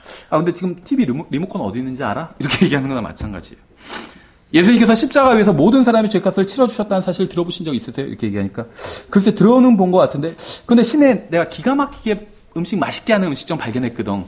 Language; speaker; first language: Korean; native; Korean